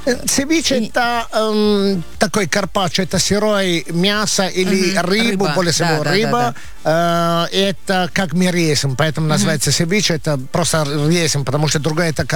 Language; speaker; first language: Russian; non-native, fluent; Italian